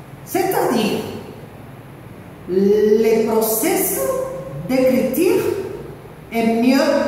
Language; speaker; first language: French; non-native, learner; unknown